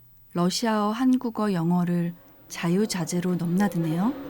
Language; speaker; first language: Korean; native; Korean